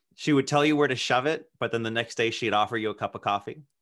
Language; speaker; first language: English; native; English